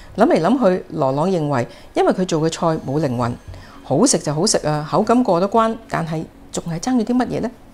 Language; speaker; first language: Chinese; non-native, local second language; Cantonese